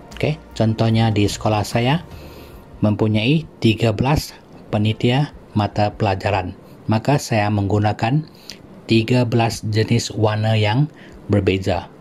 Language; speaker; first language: Malay; non-native, local second language; Chinese